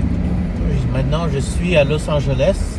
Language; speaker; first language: French; early bilingual, heritage; French